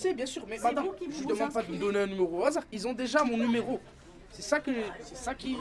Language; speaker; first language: French; native; French